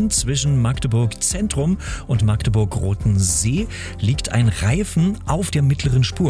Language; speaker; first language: German; native; German